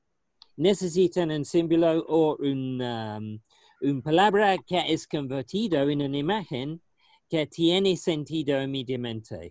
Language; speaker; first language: Spanish; non-native, learner; English